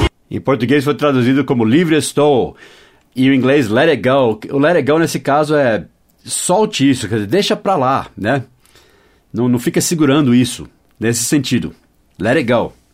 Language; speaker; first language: Portuguese; non-native, fluent; English